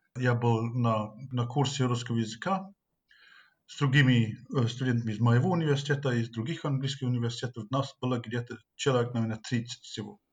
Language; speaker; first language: Russian; non-native, fluent; English